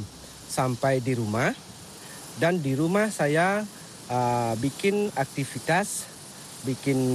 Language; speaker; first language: Indonesian; non-native, local second language; Balinese